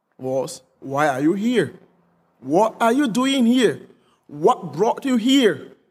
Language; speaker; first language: English; non-native, local second language; Akan